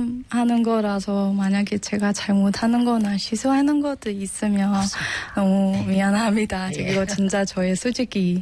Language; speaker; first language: Korean; non-native, learner; Burmese